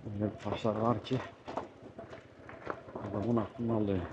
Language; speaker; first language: Turkish; native; Turkish